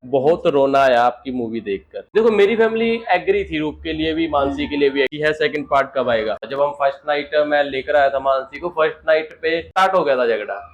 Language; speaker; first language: Hindi; native; Hindi